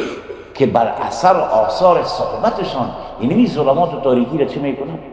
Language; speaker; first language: Persian; native; Persian